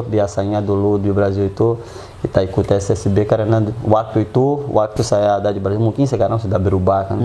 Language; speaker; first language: Indonesian; non-native, fluent; Portuguese